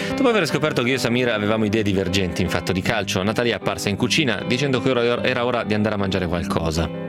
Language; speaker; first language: Italian; native; Italian